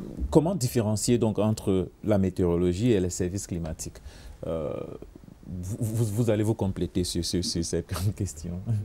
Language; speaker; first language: French; non-native, local second language; English